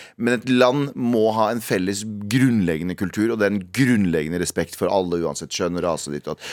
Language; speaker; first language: Norwegian; native; Norwegian